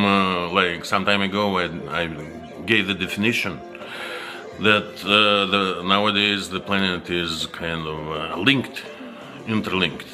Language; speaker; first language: English; non-native, fluent; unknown